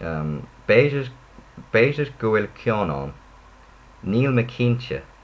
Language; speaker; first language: Irish; non-native, learner; English